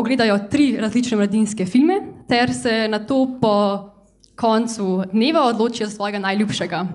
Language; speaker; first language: Slovenian; native; Slovenian